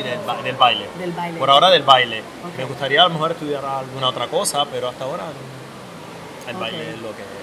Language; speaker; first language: Spanish; native; Spanish